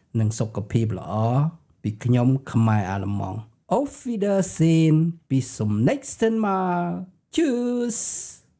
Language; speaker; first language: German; non-native, fluent; Khmer